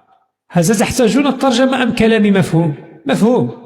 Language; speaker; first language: Arabic; native; Arabic